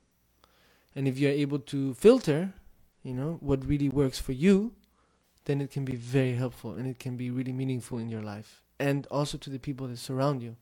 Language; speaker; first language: English; non-native, fluent; Tibetan